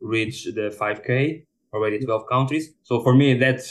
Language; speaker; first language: English; non-native, fluent; Portuguese